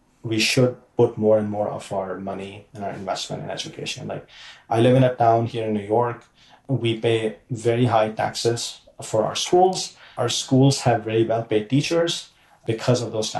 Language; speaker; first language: English; non-native, local second language; Urdu